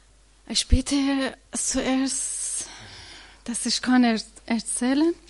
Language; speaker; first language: German; non-native, learner; Persian